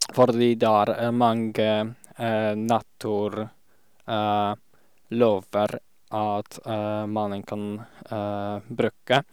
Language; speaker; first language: Norwegian; non-native, learner; Polish